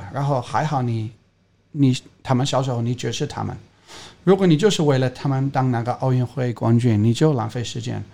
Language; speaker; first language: Chinese; non-native, fluent; English